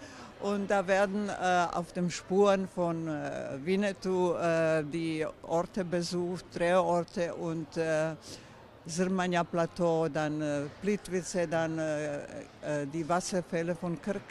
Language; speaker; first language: German; non-native, fluent; Croatian